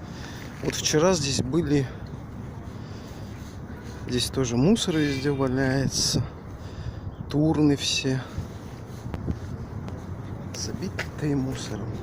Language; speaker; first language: Russian; native; Russian